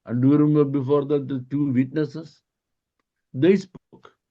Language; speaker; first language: English; non-native, local second language; Malayalam